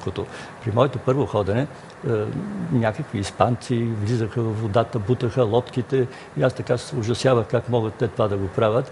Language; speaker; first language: Bulgarian; native; Bulgarian